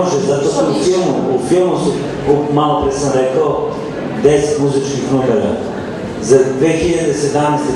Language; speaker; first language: Serbian; native; Serbian